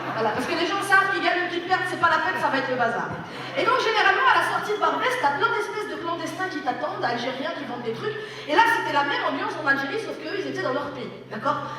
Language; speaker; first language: French; early bilingual, other home language; Arabic